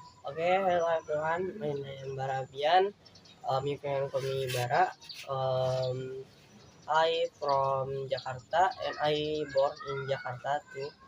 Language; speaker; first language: English; non-native, learner; Indonesian